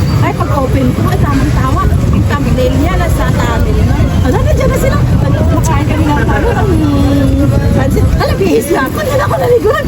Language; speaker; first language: Filipino; non-native, local second language; Hiligaynon